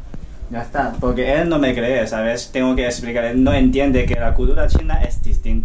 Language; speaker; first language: Spanish; non-native, learner; Chinese